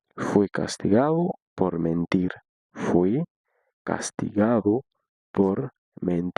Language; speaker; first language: Spanish; non-native, fluent; Haitian Creole